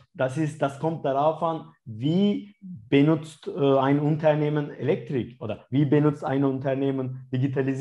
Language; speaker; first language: German; non-native, fluent; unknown